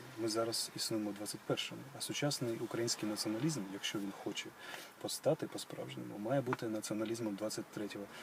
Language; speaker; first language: Ukrainian; non-native, local second language; Russian